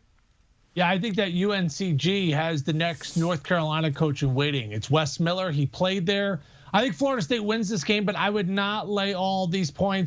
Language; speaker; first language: English; native; English